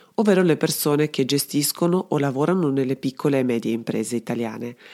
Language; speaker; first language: Italian; non-native, fluent; Serbian